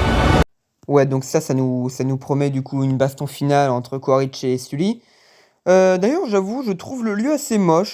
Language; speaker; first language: French; native; French